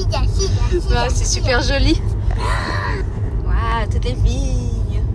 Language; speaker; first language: French; native; French